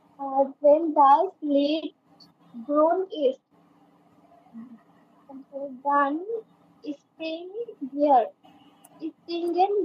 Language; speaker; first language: German; non-native, learner; Bangla